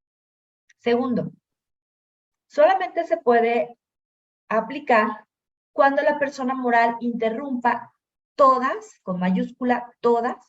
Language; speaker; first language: Spanish; native; Spanish